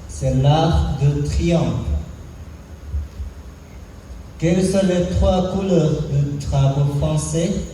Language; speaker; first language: French; non-native, learner; Sinhala